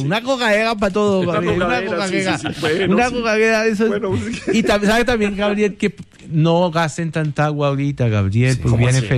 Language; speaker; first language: Spanish; native; Spanish